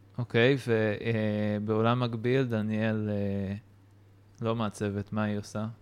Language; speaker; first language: Hebrew; native; Hebrew